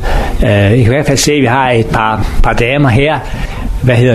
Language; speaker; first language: Danish; native; Danish